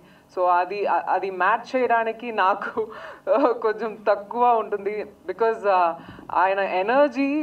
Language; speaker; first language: Telugu; non-native, learner; Tamil